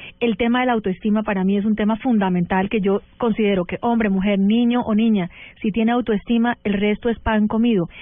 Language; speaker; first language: Spanish; early bilingual, heritage; Spanish